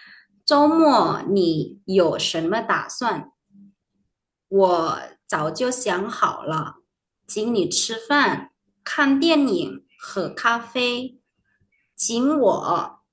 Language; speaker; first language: Chinese; non-native, fluent; Indonesian